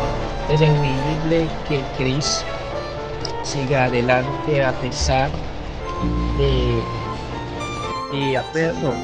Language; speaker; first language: Spanish; non-native, learner; Filipino